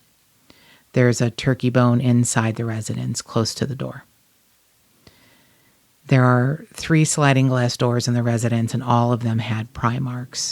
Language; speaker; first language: English; native; English